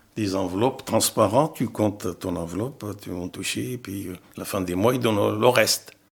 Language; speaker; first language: French; non-native, fluent; Arabic